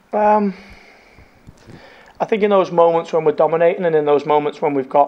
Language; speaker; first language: English; native; English